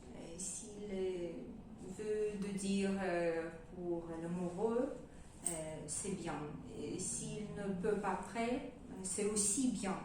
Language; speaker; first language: French; non-native, learner; Russian